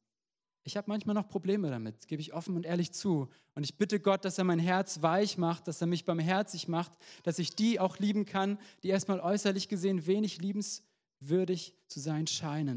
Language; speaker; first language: German; native; German